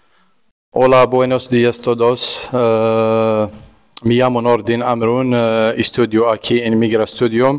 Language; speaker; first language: Spanish; non-native, learner; Arabic